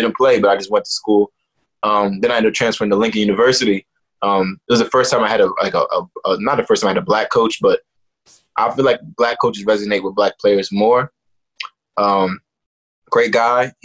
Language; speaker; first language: English; native; English